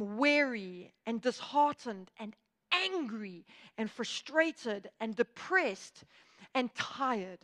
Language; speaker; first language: English; native; English